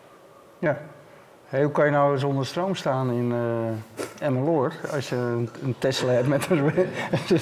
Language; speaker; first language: Dutch; native; Dutch